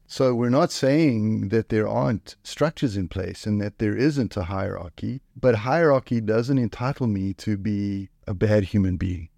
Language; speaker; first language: English; native; English